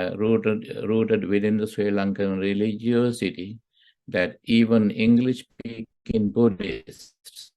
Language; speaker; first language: English; non-native, local second language; Sinhala